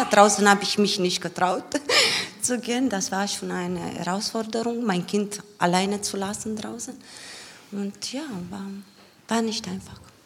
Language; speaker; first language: German; non-native, learner; Romanian